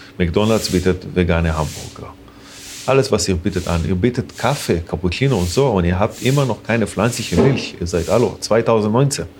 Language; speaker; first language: German; non-native, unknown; Hebrew